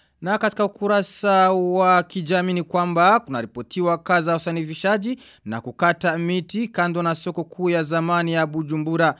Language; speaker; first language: Swahili; non-native, local second language; Rundi